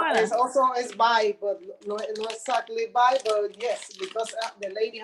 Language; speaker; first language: English; non-native, learner; Spanish